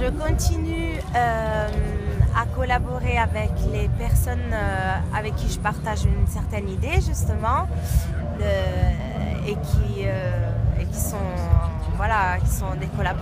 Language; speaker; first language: French; non-native, fluent; Italian